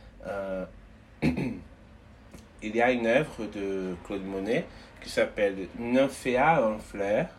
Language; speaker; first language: French; non-native, learner; Portuguese